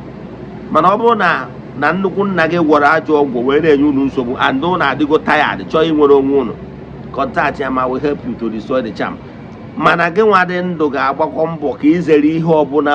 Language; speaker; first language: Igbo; native; Igbo